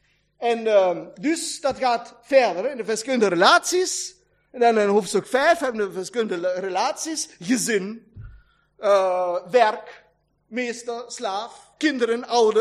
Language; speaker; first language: Dutch; non-native, learner; German